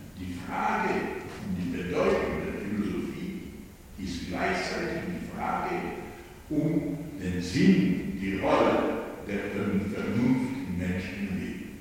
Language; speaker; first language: German; non-native, fluent; Polish